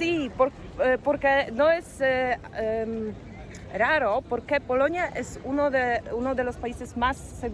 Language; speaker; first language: Spanish; non-native, fluent; Polish